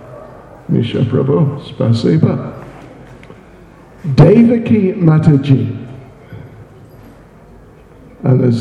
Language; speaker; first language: Russian; non-native, learner; English